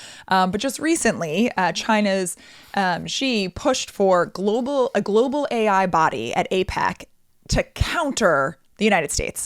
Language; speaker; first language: English; native; English